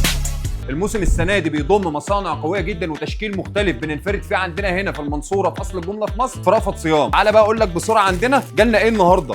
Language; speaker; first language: Arabic; native; Arabic